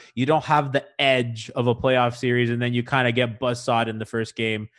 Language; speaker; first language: English; native; English